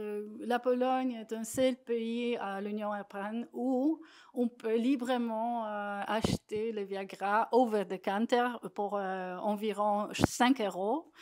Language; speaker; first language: French; non-native, fluent; Polish